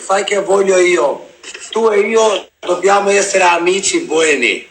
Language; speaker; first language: Italian; non-native, learner; Albanian